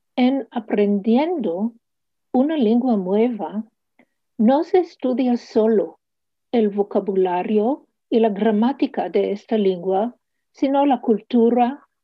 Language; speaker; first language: Spanish; early bilingual, heritage; Hebrew